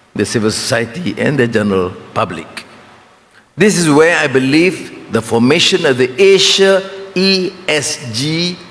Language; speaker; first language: English; non-native, local second language; Malay